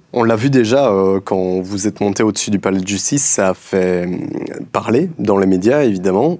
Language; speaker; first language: French; native; French